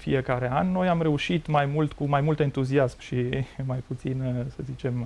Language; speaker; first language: Romanian; native; Romanian